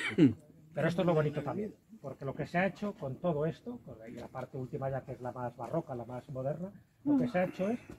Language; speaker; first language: Spanish; native; Spanish